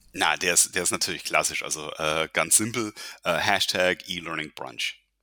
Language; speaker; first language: German; early bilingual, heritage; German